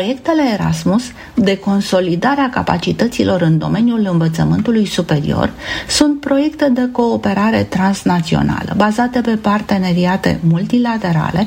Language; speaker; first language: Romanian; native; Romanian